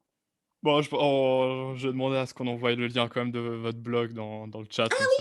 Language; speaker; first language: French; native; French